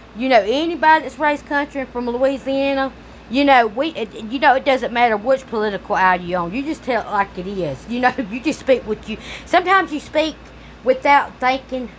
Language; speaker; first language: English; native; English